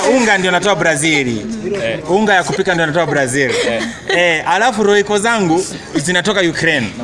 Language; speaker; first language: Swahili; native; Swahili